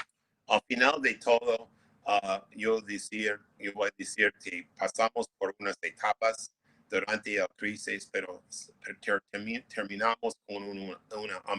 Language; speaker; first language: Spanish; non-native, fluent; English